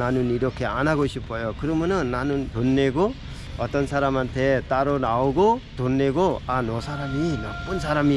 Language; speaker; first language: Korean; non-native, fluent; Hindi